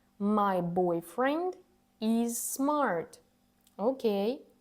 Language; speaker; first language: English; non-native, fluent; Ukrainian